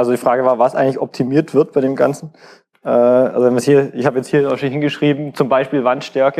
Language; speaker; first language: German; native; German